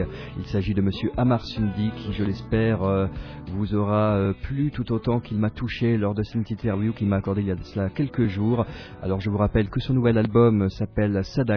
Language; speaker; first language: French; native; French